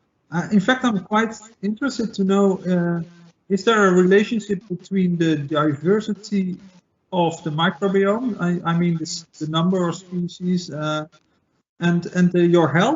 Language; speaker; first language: English; non-native, fluent; Dutch